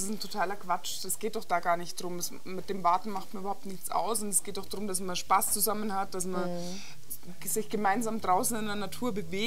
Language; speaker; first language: German; native; German